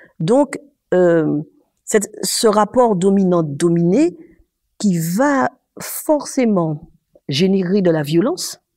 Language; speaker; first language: French; native; French